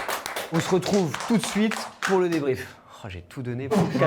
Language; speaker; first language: French; native; French